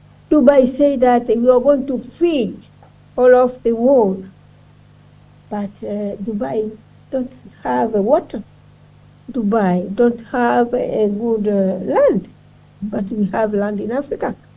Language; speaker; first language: English; non-native, learner; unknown